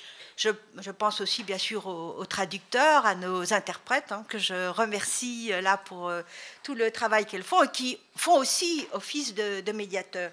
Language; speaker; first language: French; native; French